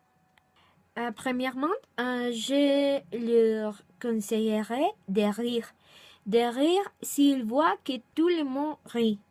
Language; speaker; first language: French; non-native, learner; Spanish